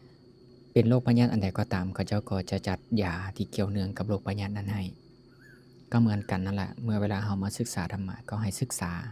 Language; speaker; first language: Thai; non-native, local second language; Northeastern Thai